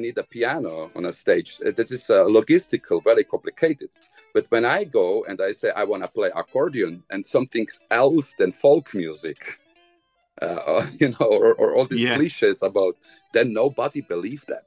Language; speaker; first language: English; non-native, fluent; Bosnian